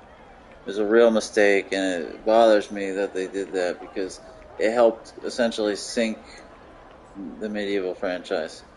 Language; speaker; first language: English; native; English